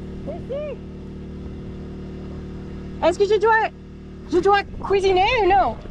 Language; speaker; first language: French; non-native, learner; English